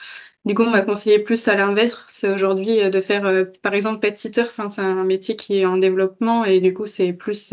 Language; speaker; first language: French; native; French